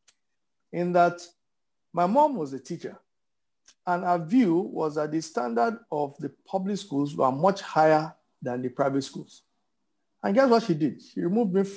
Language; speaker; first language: English; non-native, local second language; Yoruba